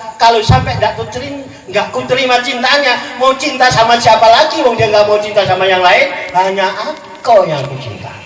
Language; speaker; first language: Indonesian; native; Indonesian